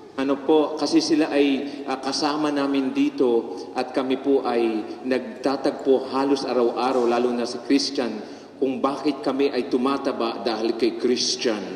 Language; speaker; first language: Filipino; native; Filipino